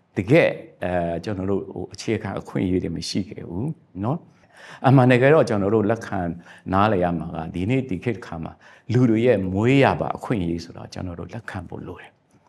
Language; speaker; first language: Burmese; non-native, local second language; Shan